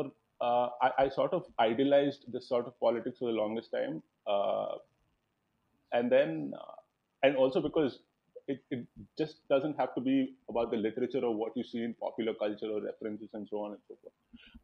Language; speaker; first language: English; non-native, local second language; Telugu